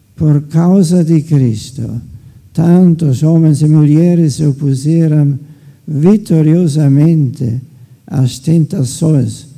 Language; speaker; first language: Portuguese; non-native, fluent; German